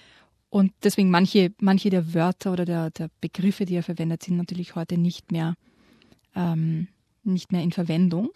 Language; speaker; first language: German; native; German